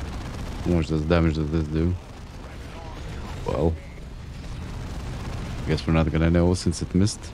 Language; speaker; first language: English; native; English